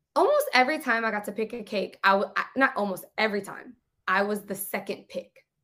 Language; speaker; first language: English; native; English